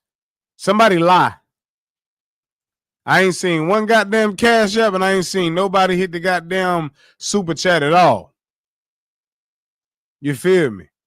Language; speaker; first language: English; native; English